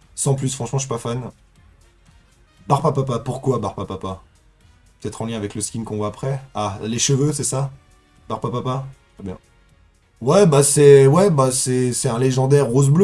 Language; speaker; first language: French; native; French